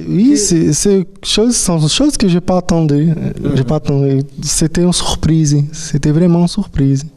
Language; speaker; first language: French; non-native, fluent; Portuguese